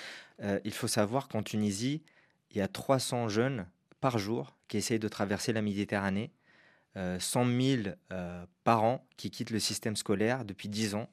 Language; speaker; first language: French; non-native, local second language; Arabic